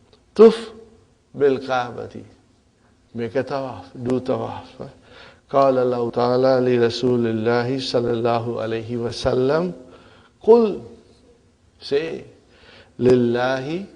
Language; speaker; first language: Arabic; non-native, fluent; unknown